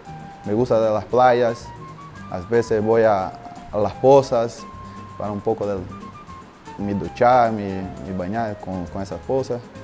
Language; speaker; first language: Spanish; non-native, learner; Portuguese